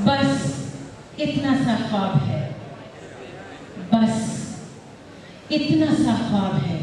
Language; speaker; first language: Hindi; native; Hindi